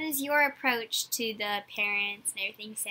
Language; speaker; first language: English; native; English